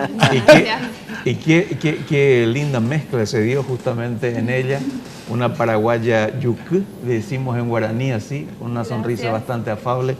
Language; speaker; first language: Spanish; native; Spanish